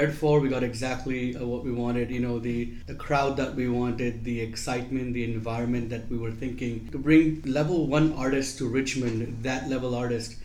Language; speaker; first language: English; non-native, local second language; Gujarati